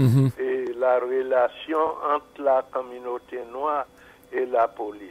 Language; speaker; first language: French; non-native, fluent; English